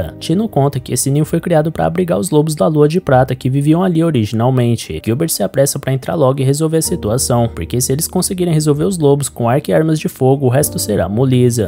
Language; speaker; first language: Portuguese; native; Portuguese